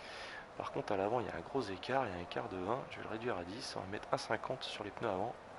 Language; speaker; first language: French; native; French